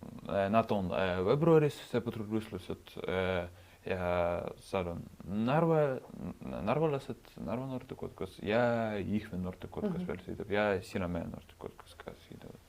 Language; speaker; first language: Estonian; non-native, local second language; Russian